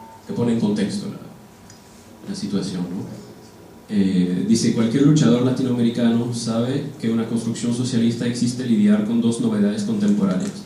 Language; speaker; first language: Spanish; non-native, fluent; French